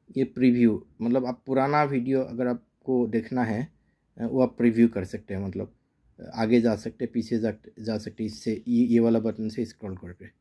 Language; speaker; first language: Hindi; non-native, local second language; Assamese